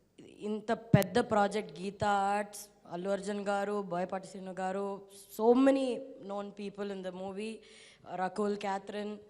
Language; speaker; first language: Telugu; non-native, learner; Tamil